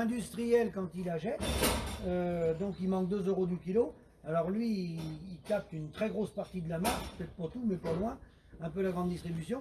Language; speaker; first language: French; native; French